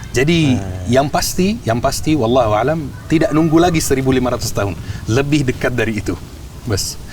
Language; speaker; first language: Indonesian; non-native, fluent; Arabic